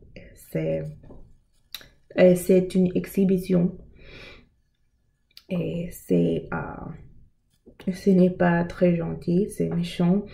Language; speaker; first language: French; non-native, learner; English